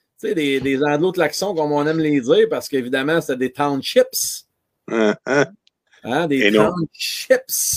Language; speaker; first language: French; native; French